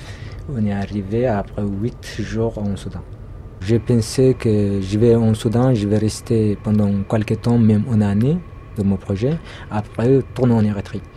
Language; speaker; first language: French; non-native, fluent; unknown